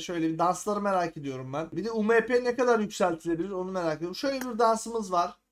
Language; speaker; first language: Turkish; native; Turkish